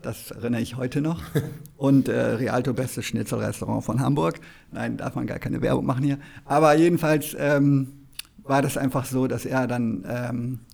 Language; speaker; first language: German; native; German